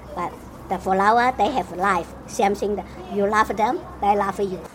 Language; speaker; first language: English; non-native, learner; Cantonese